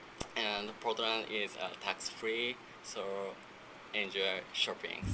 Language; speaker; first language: English; non-native, learner; Japanese